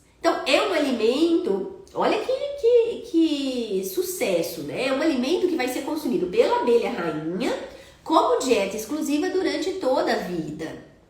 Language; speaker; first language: Portuguese; native; Portuguese